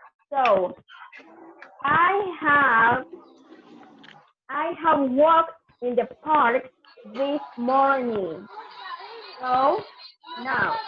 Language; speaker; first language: English; non-native, fluent; Spanish